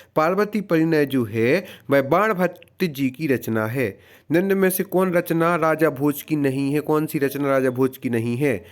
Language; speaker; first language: Hindi; native; Hindi